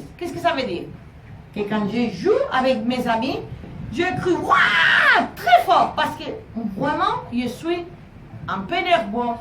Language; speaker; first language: French; non-native, learner; Spanish